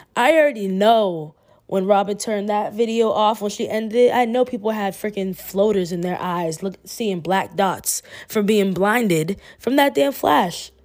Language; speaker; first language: English; native; English